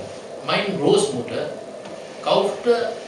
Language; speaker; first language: German; non-native, learner; Sinhala